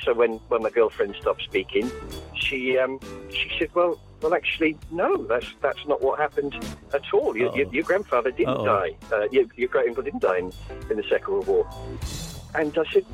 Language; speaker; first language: English; native; English